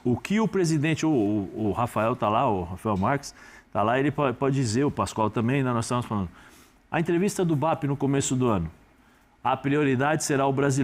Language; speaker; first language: Portuguese; native; Portuguese